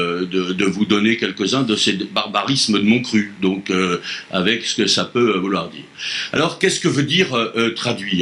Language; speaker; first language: French; native; French